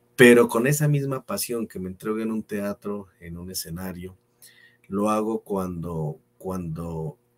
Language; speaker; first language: Spanish; native; Spanish